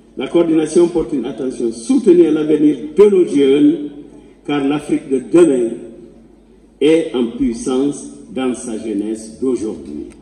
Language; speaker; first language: French; non-native, local second language; Fula